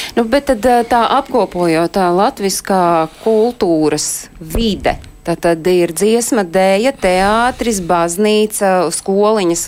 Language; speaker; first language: Latvian; native; Latvian